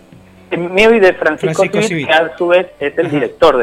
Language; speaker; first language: Spanish; native; Spanish